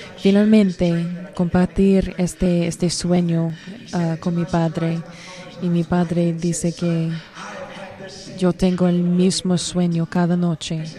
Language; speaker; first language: Spanish; non-native, learner; English